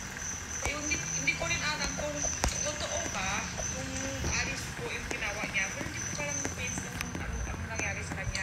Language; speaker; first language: Filipino; non-native, learner; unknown